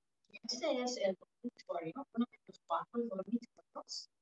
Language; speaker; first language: Spanish; non-native, fluent; English